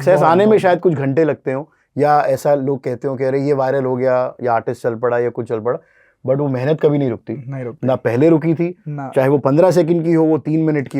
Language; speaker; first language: Hindi; native; Hindi